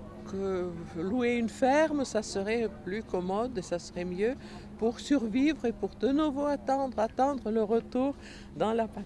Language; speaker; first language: French; early bilingual, other home language; Russian